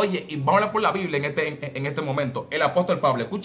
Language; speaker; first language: Spanish; native; Spanish